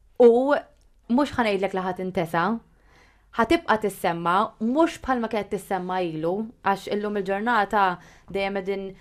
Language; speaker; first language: Maltese; native; Maltese